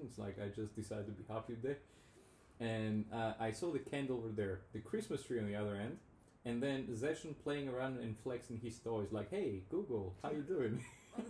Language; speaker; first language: English; non-native, fluent; Greek